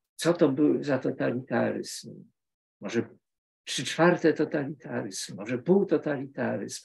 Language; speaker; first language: Polish; native; Polish